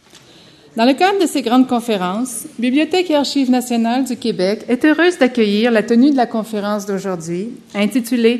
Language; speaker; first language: French; native; French